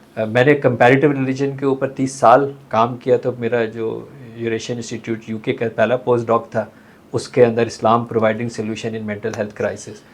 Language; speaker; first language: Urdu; native; Urdu